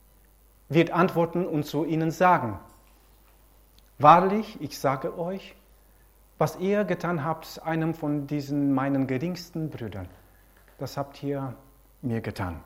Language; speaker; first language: German; non-native, fluent; Romanian